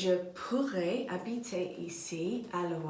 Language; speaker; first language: French; non-native, learner; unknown